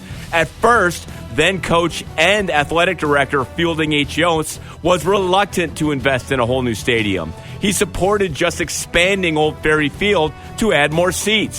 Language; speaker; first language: English; native; English